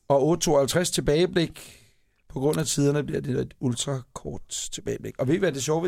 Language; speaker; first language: Danish; native; Danish